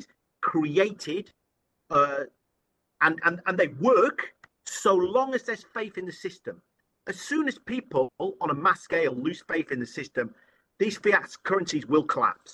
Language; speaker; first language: English; native; English